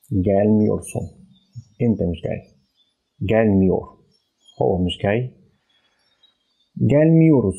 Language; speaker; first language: Turkish; non-native, fluent; Arabic